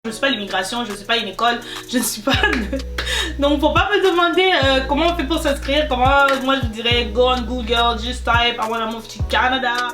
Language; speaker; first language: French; non-native, local second language; Lingala